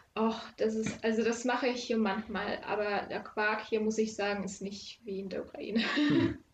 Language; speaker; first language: German; non-native, fluent; Ukrainian